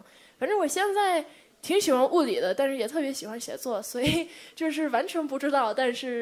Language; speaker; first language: Chinese; early bilingual, heritage; Chinese